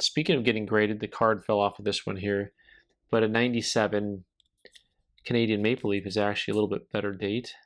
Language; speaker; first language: English; native; English